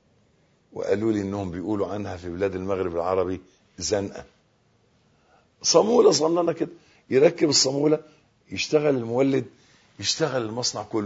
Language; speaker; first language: Arabic; native; Arabic